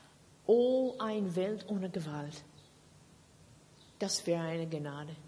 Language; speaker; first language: German; non-native, fluent; English